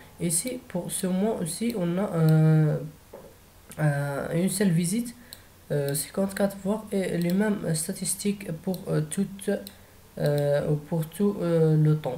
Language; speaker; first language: French; non-native, fluent; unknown